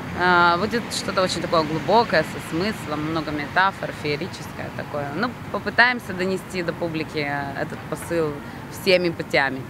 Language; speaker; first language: Russian; non-native, local second language; Romanian